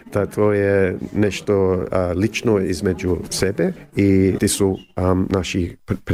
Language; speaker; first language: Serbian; early bilingual, heritage; Croatian